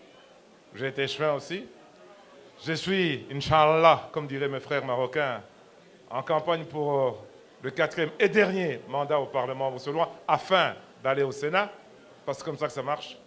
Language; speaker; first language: French; non-native, local second language; Lingala